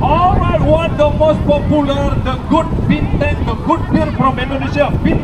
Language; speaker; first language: English; non-native, learner; Indonesian